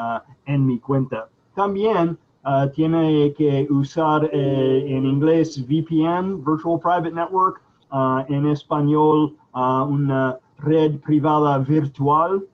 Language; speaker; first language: Spanish; non-native, fluent; English